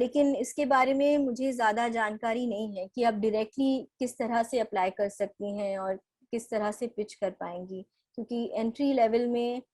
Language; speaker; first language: Hindi; native; Hindi